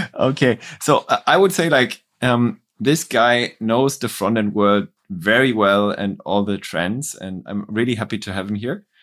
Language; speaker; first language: English; non-native, fluent; German